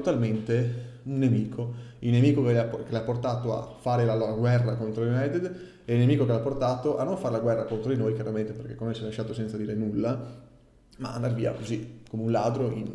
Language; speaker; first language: Italian; native; Italian